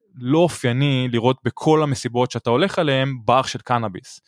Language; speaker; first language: Hebrew; native; Hebrew